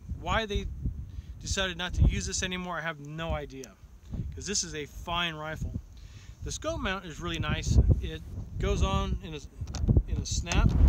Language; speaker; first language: English; native; English